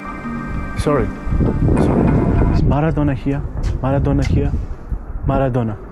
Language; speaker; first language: English; non-native, learner; Georgian